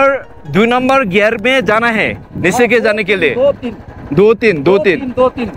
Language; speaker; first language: Hindi; non-native, learner; Bangla